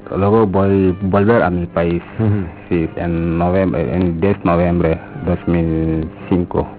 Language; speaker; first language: Spanish; non-native, learner; Wolof